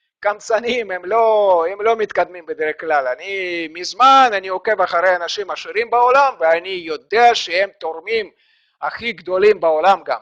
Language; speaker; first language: Hebrew; non-native, fluent; Russian